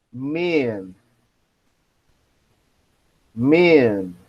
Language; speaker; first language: English; non-native, fluent; Spanish